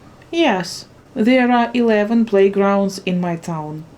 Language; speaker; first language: English; non-native, fluent; Ukrainian